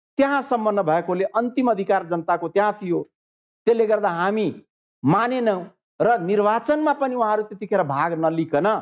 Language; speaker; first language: Nepali; non-native, local second language; Maithili